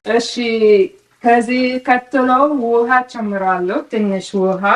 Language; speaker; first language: Amharic; non-native, learner; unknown